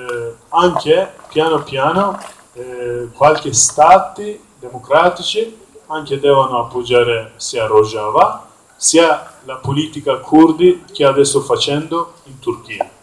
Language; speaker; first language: Italian; non-native, learner; Kurdish